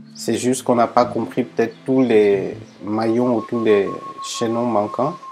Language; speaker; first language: French; non-native, local second language; Wolof